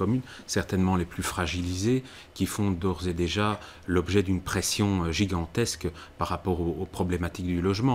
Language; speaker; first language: French; native; French